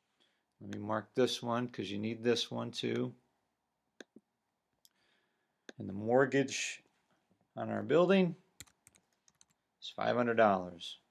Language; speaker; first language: English; native; English